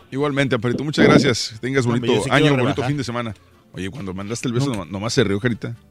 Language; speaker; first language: Spanish; native; Spanish